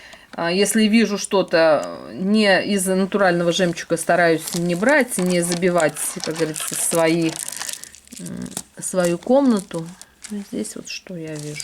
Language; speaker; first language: Russian; native; Russian